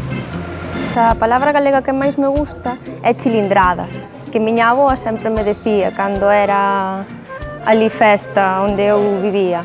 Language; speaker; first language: Galician; native; Galician